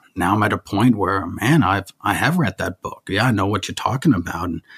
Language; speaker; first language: English; early bilingual, other home language; German